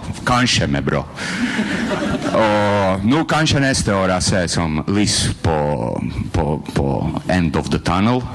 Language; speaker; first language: Norwegian; non-native, learner; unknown